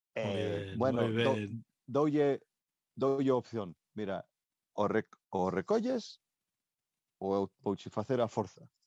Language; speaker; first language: Galician; non-native, local second language; Spanish